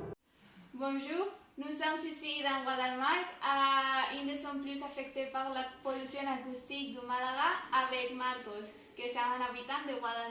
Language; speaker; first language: French; non-native, learner; Spanish